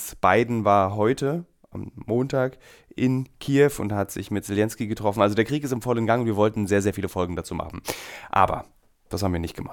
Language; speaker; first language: German; native; German